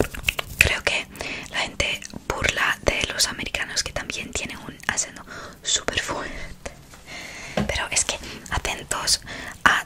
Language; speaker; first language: Spanish; non-native, learner; English